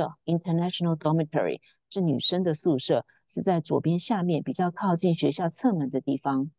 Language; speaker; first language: Chinese; native; Chinese